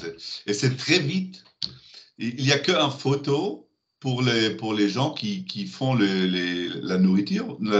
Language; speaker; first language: French; non-native, learner; German